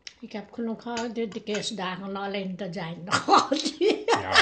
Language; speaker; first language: Dutch; non-native, learner; Nepali